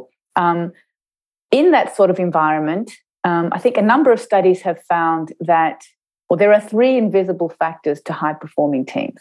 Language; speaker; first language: English; native; English